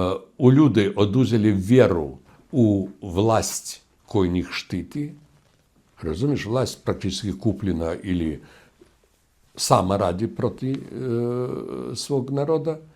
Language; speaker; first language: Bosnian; non-native, fluent; Russian